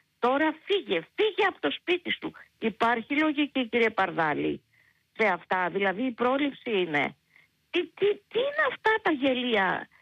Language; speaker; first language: Greek; native; Greek